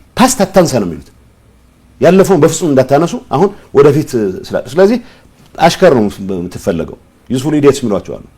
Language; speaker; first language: Amharic; non-native, local second language; Tigrinya